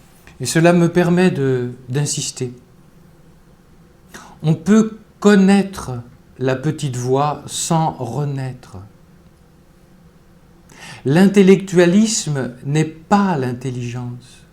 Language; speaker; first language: French; native; French